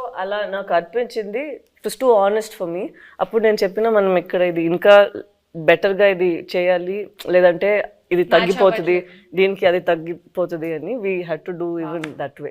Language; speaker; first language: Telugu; non-native, fluent; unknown